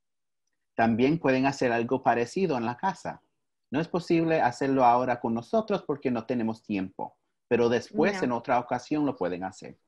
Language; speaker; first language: Spanish; early bilingual, heritage; English